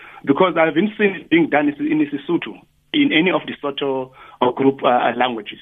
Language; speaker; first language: English; non-native, local second language; Xhosa